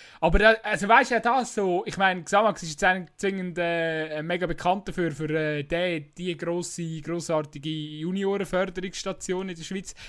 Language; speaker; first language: German; native; German